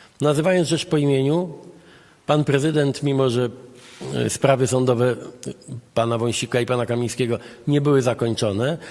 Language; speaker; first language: Polish; native; Polish